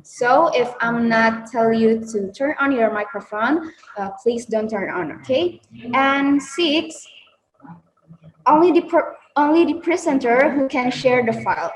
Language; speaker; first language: English; non-native, learner; Indonesian